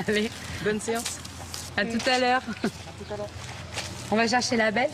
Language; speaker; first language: French; native; French